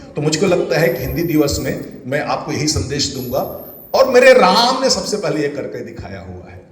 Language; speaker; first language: Hindi; non-native, local second language; Chhattisgarhi